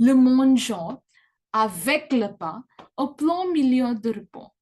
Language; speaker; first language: French; non-native, learner; English